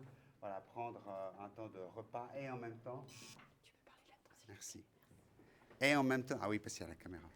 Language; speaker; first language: French; native; French